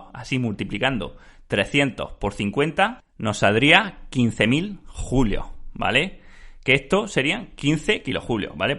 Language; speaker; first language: Spanish; native; Spanish